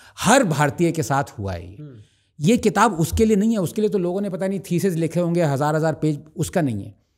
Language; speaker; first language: Hindi; non-native, local second language; Tamil